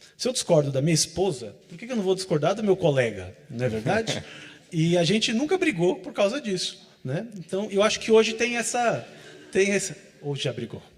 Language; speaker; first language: Portuguese; native; Portuguese